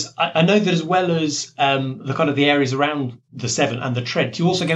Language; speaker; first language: English; native; English